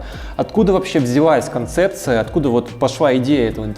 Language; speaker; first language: Russian; native; Russian